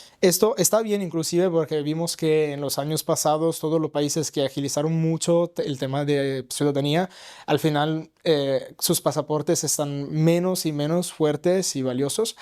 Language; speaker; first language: Spanish; non-native, fluent; Italian